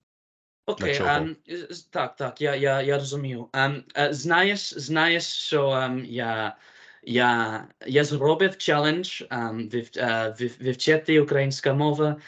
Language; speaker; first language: Ukrainian; non-native, learner; English